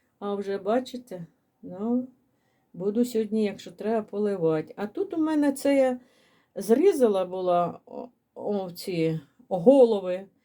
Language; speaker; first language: Ukrainian; non-native, local second language; Russian